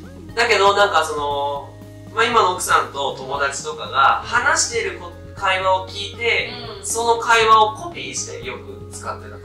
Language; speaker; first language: Japanese; native; Japanese